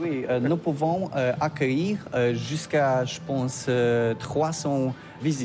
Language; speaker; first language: French; non-native, learner; Polish